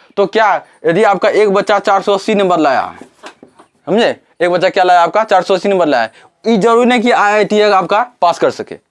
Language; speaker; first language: Hindi; native; Hindi